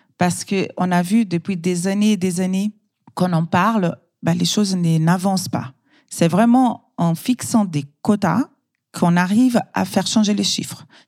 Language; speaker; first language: French; non-native, fluent; Portuguese